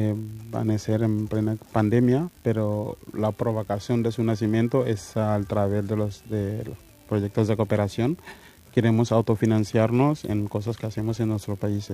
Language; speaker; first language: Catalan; non-native, fluent; Mandingo